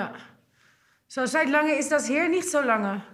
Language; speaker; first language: German; non-native, fluent; Spanish